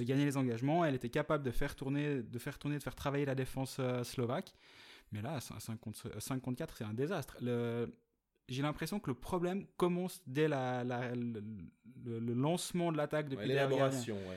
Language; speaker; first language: French; native; French